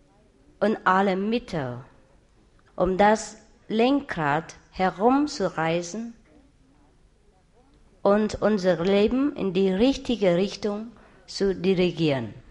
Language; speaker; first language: German; non-native, learner; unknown